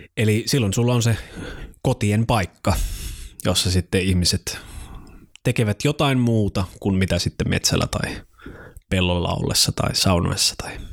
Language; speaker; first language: Finnish; native; Finnish